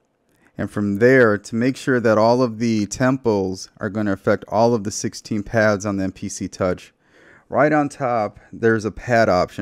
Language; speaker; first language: English; native; English